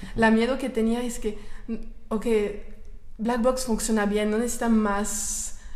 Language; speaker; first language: Spanish; non-native, learner; French